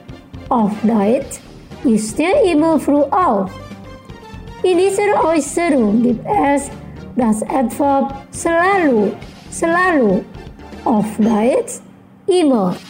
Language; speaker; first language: German; non-native, learner; Indonesian